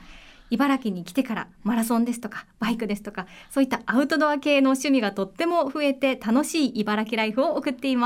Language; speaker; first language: Japanese; native; Japanese